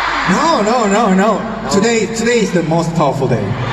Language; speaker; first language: English; non-native, learner; Korean